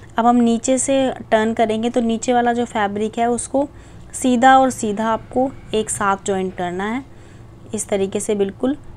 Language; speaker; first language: Hindi; native; Hindi